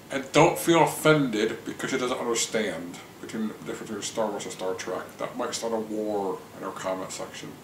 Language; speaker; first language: English; native; English